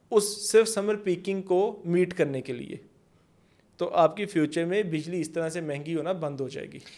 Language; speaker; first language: Urdu; non-native, local second language; Punjabi